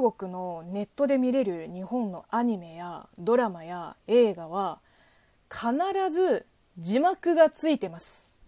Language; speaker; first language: Japanese; non-native, fluent; Chinese